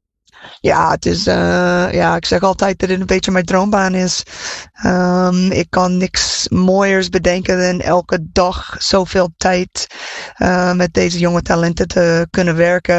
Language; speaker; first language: Dutch; non-native, fluent; English